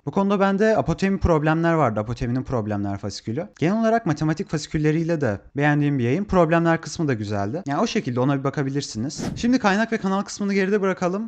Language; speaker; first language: Turkish; native; Turkish